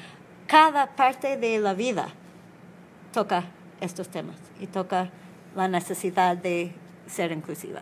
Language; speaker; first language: Spanish; non-native, learner; English